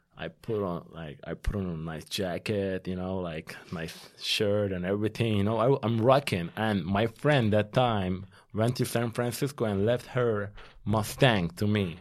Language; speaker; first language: English; non-native, fluent; Turkish